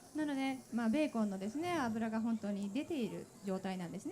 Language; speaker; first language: Japanese; native; Japanese